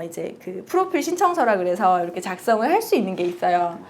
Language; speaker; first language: Korean; native; Korean